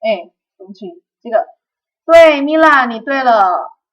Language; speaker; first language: Chinese; non-native, fluent; Indonesian